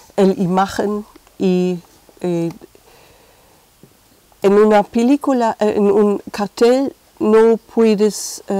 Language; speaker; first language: Spanish; non-native, fluent; German